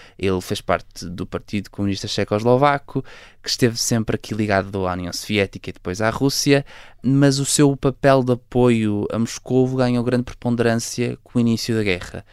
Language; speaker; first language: Portuguese; native; Portuguese